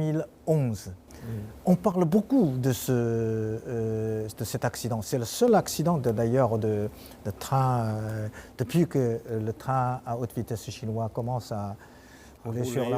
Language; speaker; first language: French; non-native, fluent; Chinese